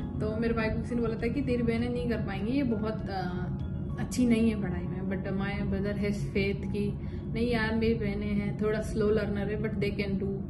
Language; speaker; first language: Hindi; native; Hindi